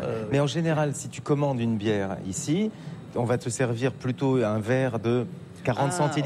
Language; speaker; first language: French; native; French